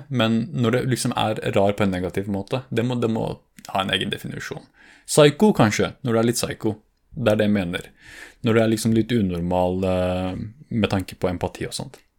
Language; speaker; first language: Norwegian; early bilingual, other home language; Kurdish